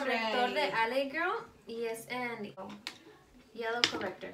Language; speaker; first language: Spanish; early bilingual, heritage; Spanish